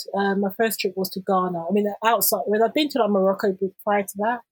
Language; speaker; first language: English; native; English